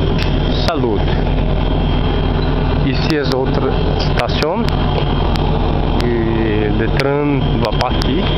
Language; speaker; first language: French; non-native, learner; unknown